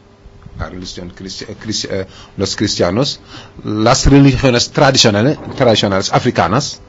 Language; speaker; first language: Spanish; non-native, fluent; Wolof